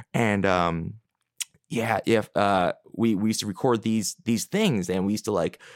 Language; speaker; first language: English; native; English